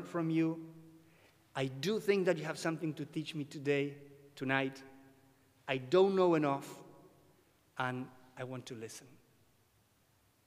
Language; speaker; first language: English; non-native, fluent; Spanish